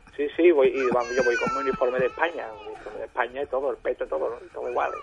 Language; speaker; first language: Spanish; non-native, fluent; German